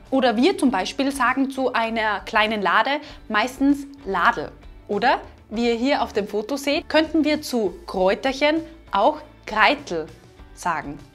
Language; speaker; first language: German; native; German